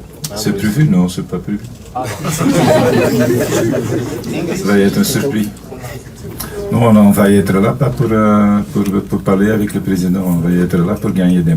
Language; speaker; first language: French; non-native, fluent; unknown